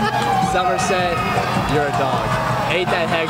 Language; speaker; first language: English; native; English